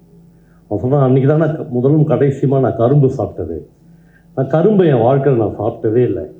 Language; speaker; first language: Tamil; native; Tamil